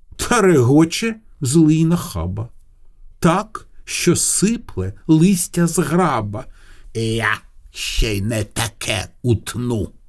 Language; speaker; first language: Ukrainian; non-native, local second language; Russian